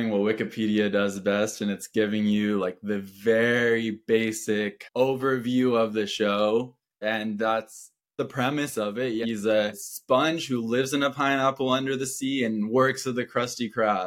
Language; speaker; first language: English; native; English